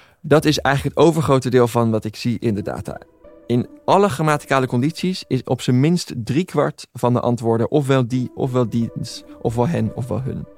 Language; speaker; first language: Dutch; native; Dutch